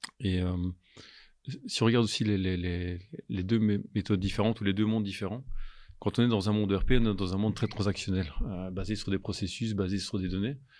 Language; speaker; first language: French; native; French